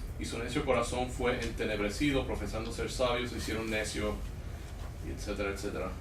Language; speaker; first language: Spanish; early bilingual, heritage; Spanish